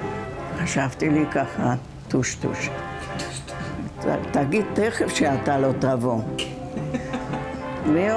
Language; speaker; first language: Hebrew; non-native, fluent; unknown